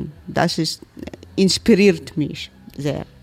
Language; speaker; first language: German; non-native, learner; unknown